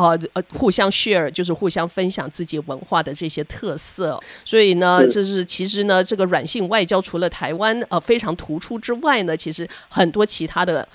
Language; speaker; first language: Chinese; native; Chinese